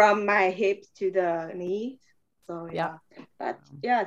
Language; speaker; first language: English; non-native, fluent; German